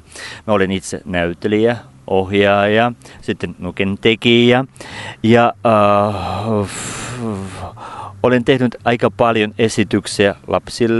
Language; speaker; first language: Finnish; non-native, fluent; Russian